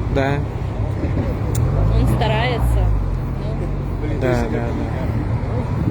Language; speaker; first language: Russian; non-native, fluent; Thai